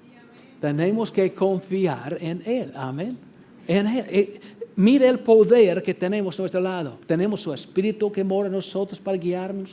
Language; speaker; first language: Spanish; non-native, fluent; English